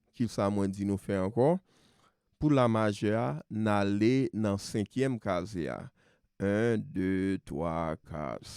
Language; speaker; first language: French; non-native, local second language; Haitian Creole